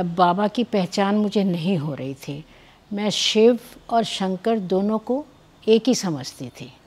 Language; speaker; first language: Hindi; native; Hindi